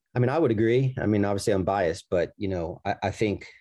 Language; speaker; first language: English; native; English